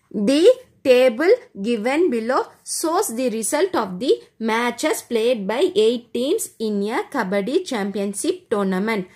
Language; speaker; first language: English; non-native, local second language; Tamil